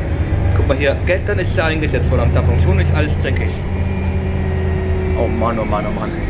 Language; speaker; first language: German; native; German